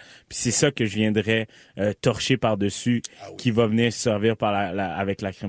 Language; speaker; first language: French; native; French